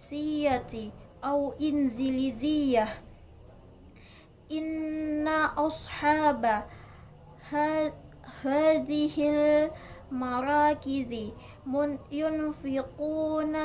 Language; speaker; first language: Arabic; non-native, learner; Indonesian